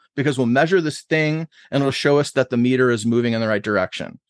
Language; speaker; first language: English; native; English